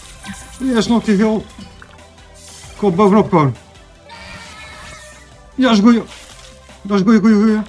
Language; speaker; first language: Dutch; native; Dutch